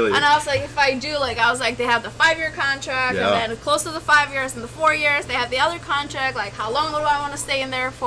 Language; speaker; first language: English; non-native, fluent; Albanian